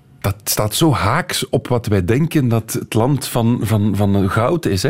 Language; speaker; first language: Dutch; native; Dutch